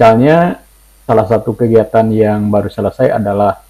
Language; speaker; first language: Indonesian; native; Indonesian